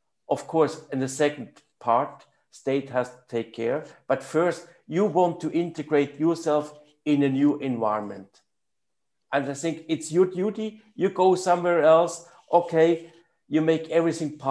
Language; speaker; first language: English; non-native, fluent; German